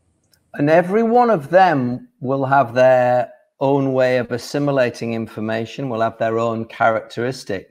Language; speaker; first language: English; native; English